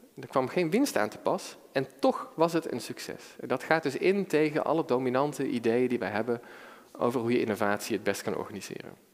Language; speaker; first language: Dutch; native; Dutch